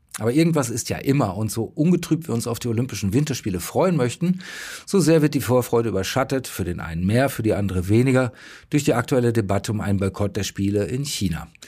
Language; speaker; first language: German; native; German